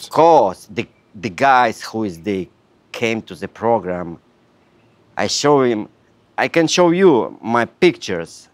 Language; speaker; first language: English; non-native, learner; Russian